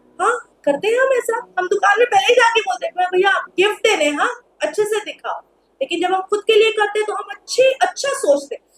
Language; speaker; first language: Hindi; non-native, local second language; Marathi